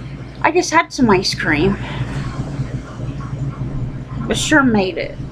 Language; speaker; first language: English; native; English